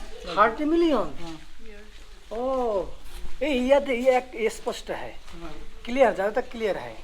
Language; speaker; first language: Hindi; non-native, learner; Bangla